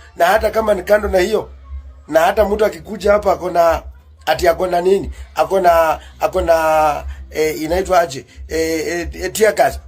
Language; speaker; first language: Swahili; non-native, local second language; Luyia